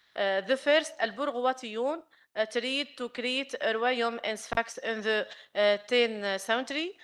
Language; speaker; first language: English; non-native, learner; Arabic